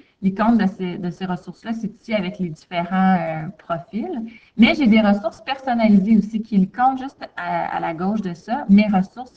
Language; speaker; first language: French; native; French